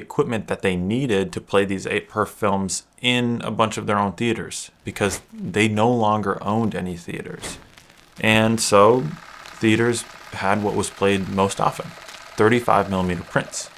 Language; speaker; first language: English; native; English